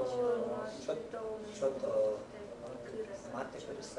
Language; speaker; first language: Japanese; non-native, learner; English